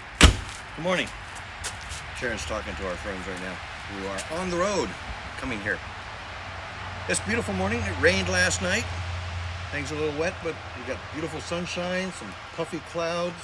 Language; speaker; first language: English; native; English